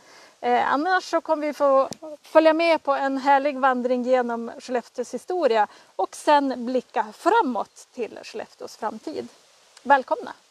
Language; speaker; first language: Swedish; native; Swedish